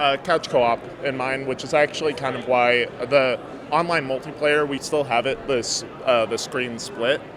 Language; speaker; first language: English; native; English